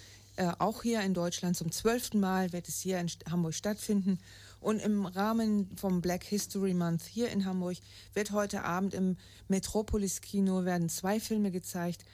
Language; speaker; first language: German; native; German